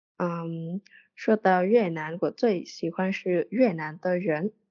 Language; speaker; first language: Chinese; non-native, learner; Vietnamese